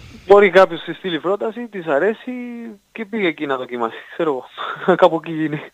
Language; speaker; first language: Greek; non-native, learner; Spanish